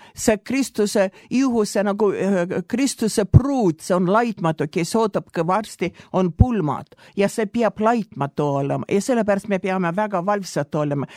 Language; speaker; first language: Estonian; non-native, local second language; Russian